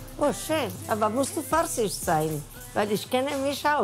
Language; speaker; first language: German; non-native, learner; Spanish